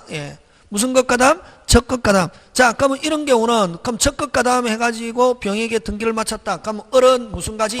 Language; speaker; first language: Korean; native; Korean